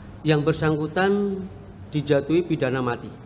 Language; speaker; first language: Indonesian; native; Indonesian